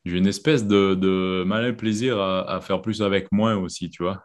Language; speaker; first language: French; native; French